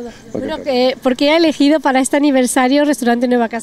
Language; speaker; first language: Spanish; native; Spanish